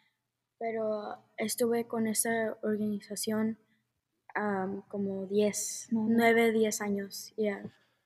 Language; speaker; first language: Spanish; early bilingual, heritage; Spanish